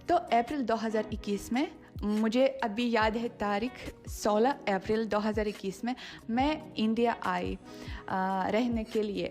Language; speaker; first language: Hindi; non-native, fluent; Russian